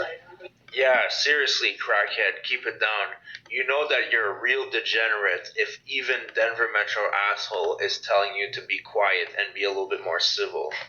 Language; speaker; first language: English; native; English